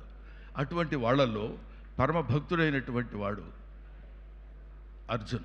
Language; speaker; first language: Telugu; native; Telugu